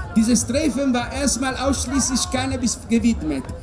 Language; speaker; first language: German; non-native, learner; Italian